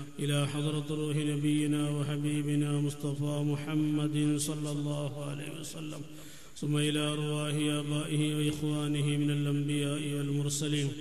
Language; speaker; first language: Arabic; non-native, fluent; Malayalam